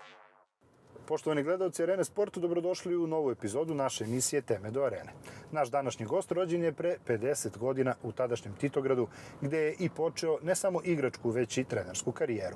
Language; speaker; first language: Serbian; native; Serbian